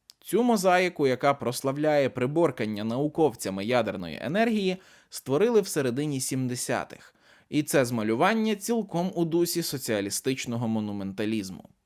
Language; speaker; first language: Ukrainian; native; Ukrainian